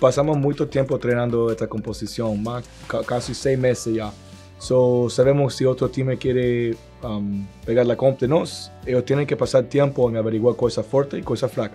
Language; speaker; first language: Portuguese; non-native, learner; Spanish